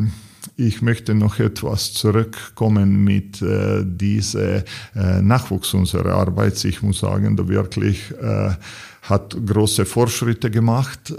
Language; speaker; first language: German; non-native, learner; Serbian